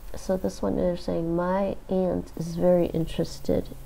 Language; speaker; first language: English; native; English